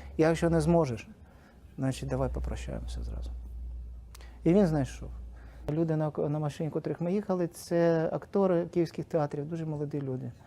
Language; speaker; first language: Ukrainian; non-native, local second language; Russian